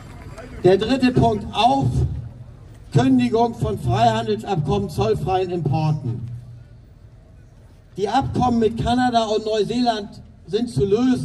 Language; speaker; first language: German; native; German